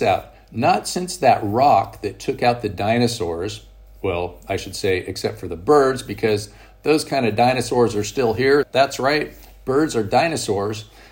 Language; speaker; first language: English; native; English